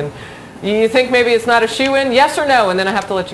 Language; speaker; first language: English; native; English